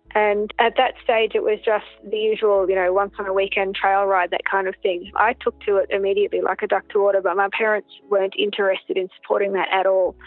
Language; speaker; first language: English; native; English